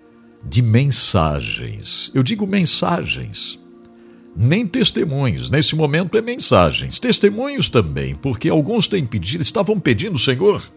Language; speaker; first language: Portuguese; native; Portuguese